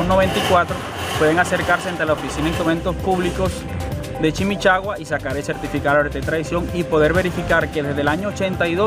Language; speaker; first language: Spanish; native; Spanish